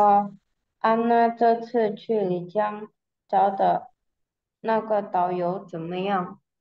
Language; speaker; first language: Chinese; non-native, learner; Indonesian